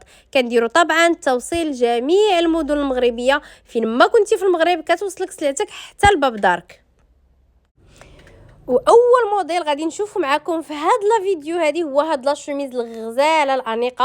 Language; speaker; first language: Arabic; native; Arabic